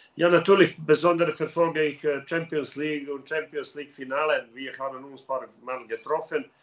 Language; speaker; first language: German; non-native, learner; Serbian